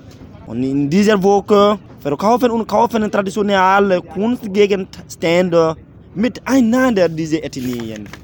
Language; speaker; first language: German; non-native, fluent; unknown